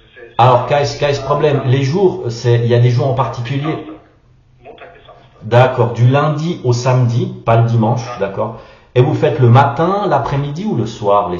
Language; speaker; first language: French; native; French